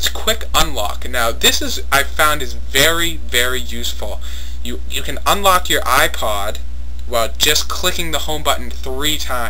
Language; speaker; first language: English; native; English